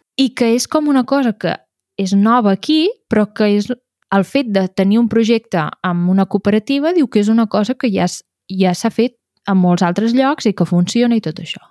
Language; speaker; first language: Catalan; native; Catalan